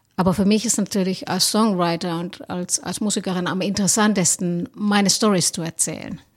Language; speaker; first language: German; non-native, fluent; Finnish